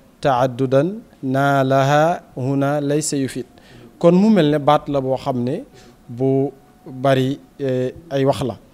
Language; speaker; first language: Wolof; native; Wolof